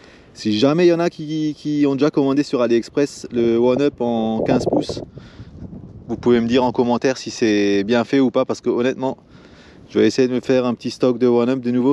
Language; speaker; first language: French; native; French